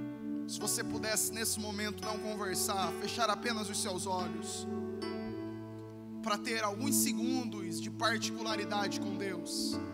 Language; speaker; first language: Portuguese; native; Portuguese